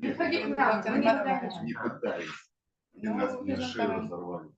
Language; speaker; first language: Russian; native; Russian